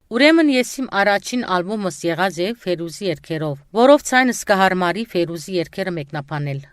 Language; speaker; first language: Armenian; early bilingual, heritage; Armenian